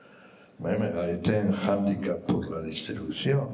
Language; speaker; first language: French; non-native, fluent; Spanish